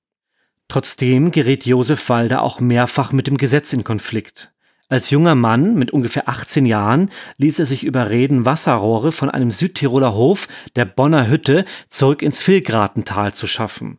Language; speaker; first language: German; native; German